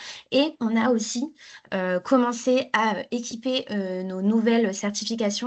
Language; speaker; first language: French; native; French